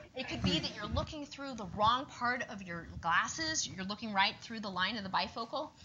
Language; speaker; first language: English; native; English